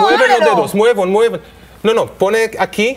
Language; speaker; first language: Spanish; non-native, learner; Hebrew